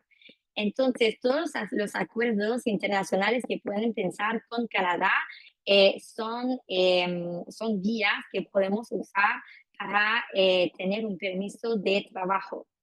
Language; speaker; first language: Spanish; non-native, fluent; French